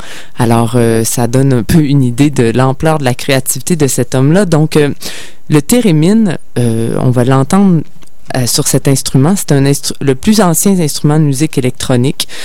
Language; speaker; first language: French; native; French